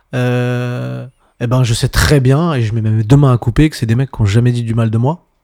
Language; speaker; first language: French; native; French